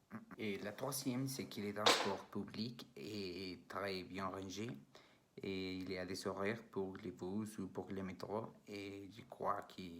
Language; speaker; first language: French; non-native, learner; Spanish